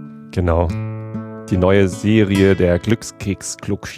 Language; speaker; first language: German; native; German